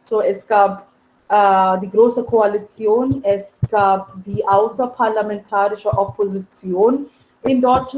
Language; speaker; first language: German; non-native, fluent; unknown